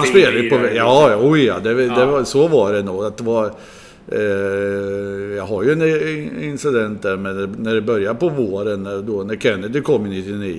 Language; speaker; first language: Swedish; native; Swedish